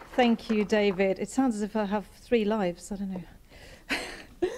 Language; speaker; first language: English; non-native, fluent; German